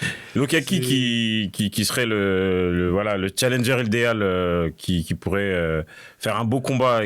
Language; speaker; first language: French; native; French